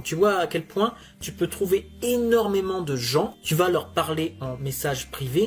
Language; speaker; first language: French; native; French